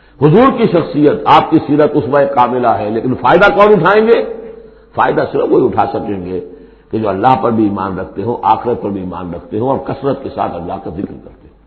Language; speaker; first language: Urdu; native; Urdu